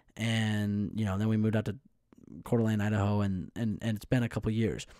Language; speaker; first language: English; native; English